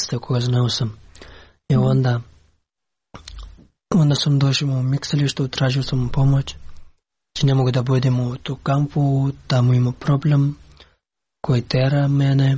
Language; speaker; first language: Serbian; non-native, learner; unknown